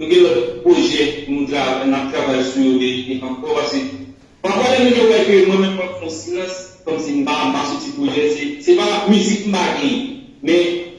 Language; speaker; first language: French; non-native, local second language; Haitian Creole